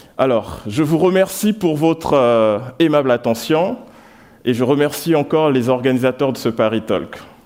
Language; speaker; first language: French; non-native, local second language; Lingala